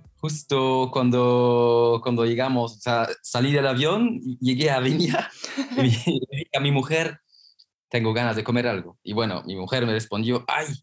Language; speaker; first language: Spanish; non-native, fluent; Luxembourgish